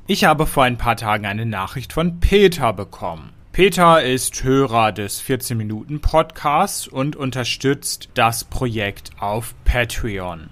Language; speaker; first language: German; native; German